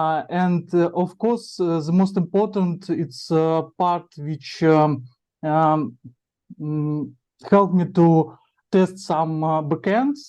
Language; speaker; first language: English; non-native, learner; Russian